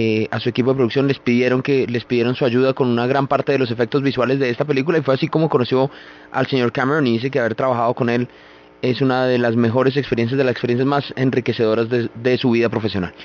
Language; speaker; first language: Spanish; native; Spanish